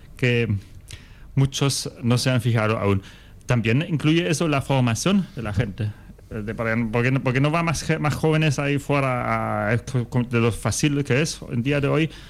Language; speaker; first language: Spanish; non-native, fluent; German